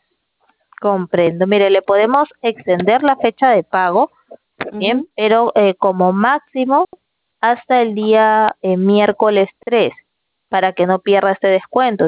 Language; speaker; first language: Spanish; native; Spanish